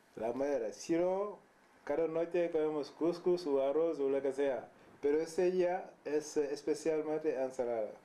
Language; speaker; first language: Spanish; non-native, learner; Wolof